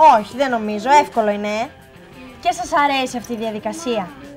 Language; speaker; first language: Greek; native; Greek